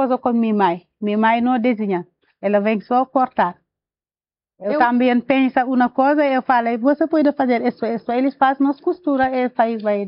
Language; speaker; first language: Portuguese; non-native, learner; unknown